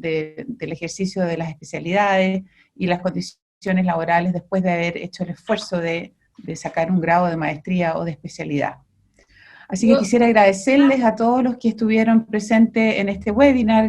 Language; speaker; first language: Spanish; native; Spanish